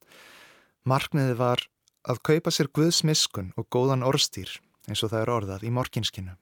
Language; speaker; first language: Icelandic; native; Icelandic